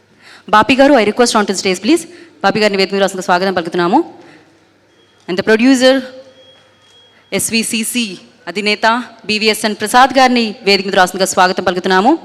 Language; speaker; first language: Telugu; native; Telugu